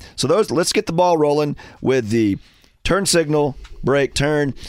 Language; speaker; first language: English; native; English